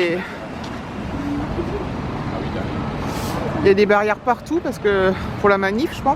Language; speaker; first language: French; native; French